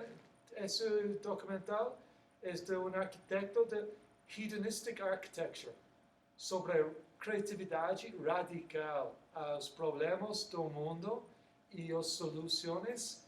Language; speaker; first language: Portuguese; non-native, learner; English